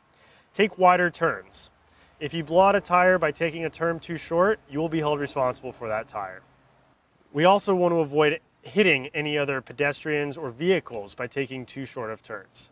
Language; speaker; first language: English; native; English